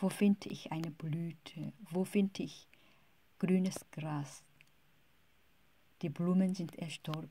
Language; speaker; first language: German; non-native, fluent; Korean